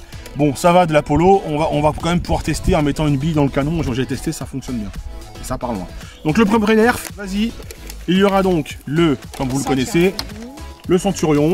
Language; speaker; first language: French; native; French